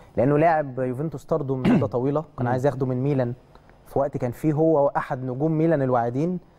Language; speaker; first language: Egyptian Arabic; native; Egyptian Arabic